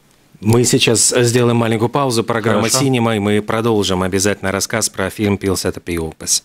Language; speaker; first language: Russian; native; Russian